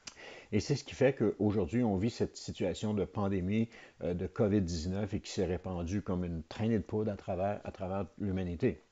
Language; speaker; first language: French; native; French